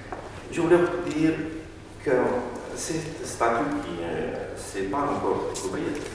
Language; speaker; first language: French; non-native, learner; Romanian